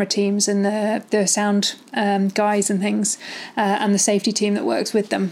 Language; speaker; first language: English; native; English